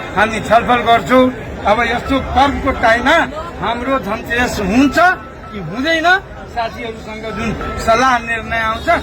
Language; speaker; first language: Nepali; non-native, local second language; Maithili